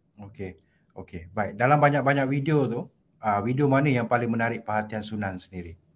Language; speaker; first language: Malay; native; Malay